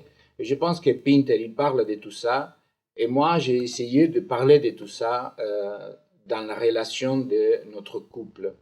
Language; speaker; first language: French; non-native, fluent; Spanish